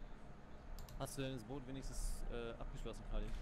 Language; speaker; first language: German; native; German